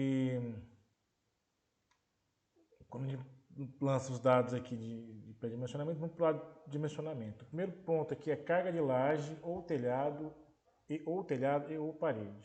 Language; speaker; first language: Portuguese; native; Portuguese